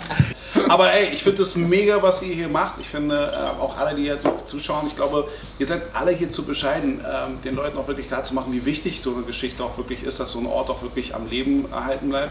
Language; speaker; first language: German; native; German